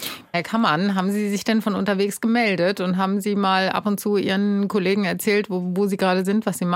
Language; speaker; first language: German; native; German